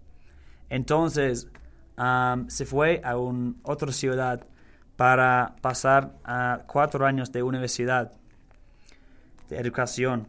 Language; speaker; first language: Spanish; non-native, learner; English